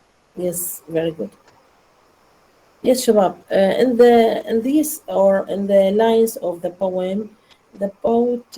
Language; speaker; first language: English; non-native, learner; Arabic